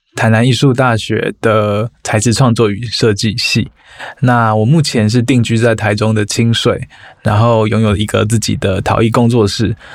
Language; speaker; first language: Chinese; native; Chinese